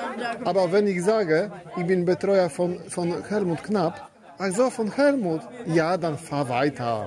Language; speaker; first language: German; non-native, learner; Polish